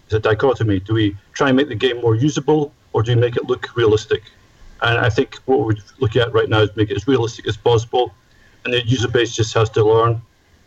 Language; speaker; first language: English; native; English